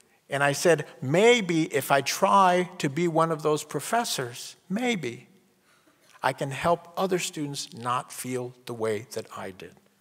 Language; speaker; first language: English; native; English